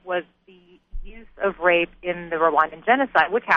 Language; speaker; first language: English; native; English